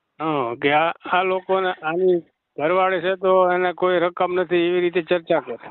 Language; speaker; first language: Gujarati; native; Gujarati